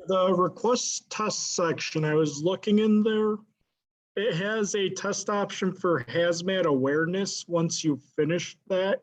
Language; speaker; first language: English; native; English